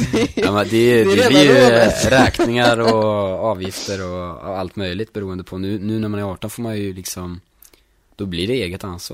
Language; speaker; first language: Swedish; native; Swedish